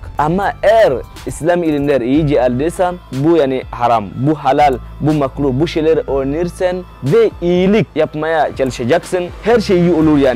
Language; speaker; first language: Turkish; non-native, fluent; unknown